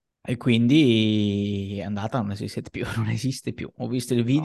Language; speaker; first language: Italian; native; Italian